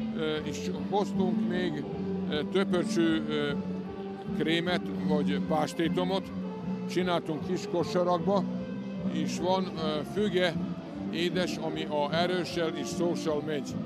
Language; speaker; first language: Hungarian; non-native, local second language; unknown